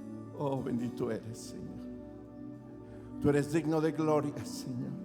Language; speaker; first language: Spanish; native; Spanish